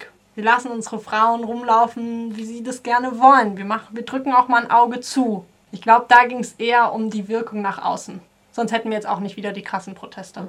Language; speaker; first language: German; native; German